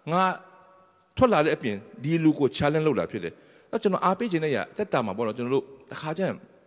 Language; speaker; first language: Burmese; non-native, local second language; Tedim Chin